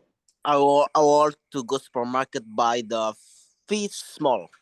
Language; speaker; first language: English; non-native, learner; Indonesian